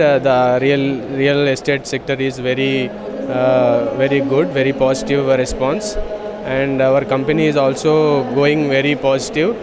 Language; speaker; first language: English; non-native, local second language; Telugu